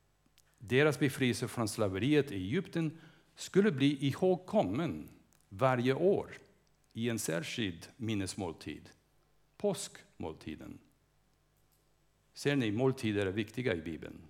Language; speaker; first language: Swedish; non-native, fluent; English